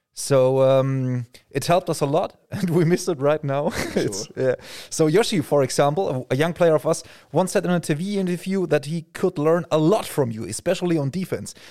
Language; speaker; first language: English; non-native, fluent; German